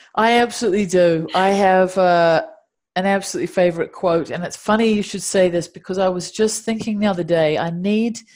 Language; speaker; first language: English; native; English